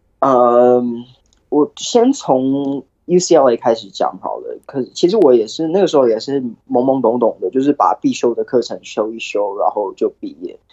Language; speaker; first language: Chinese; early bilingual, heritage; Chinese